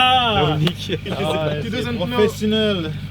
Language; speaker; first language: French; non-native, learner; English